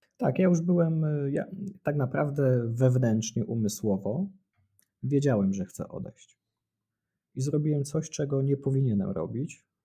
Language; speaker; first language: Polish; native; Polish